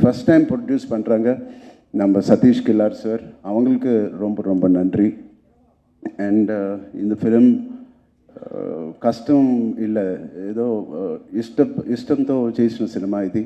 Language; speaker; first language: Tamil; non-native, local second language; Telugu